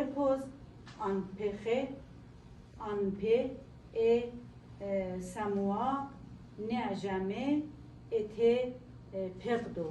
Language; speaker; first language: French; non-native, learner; Persian